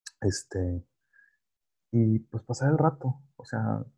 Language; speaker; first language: Spanish; native; Spanish